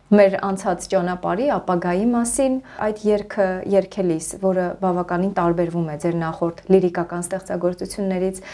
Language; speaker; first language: Armenian; native; Armenian